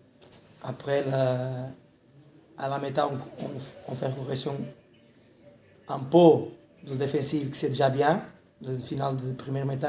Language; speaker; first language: French; non-native, learner; Portuguese